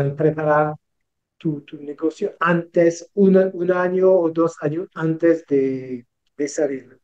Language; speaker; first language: Spanish; non-native, learner; French